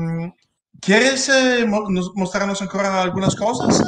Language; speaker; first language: Spanish; non-native, learner; Italian